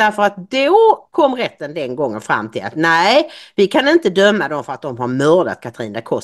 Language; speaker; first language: Swedish; native; Swedish